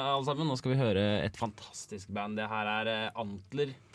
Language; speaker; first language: Norwegian; native; Norwegian